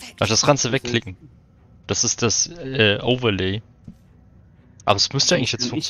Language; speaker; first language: German; native; German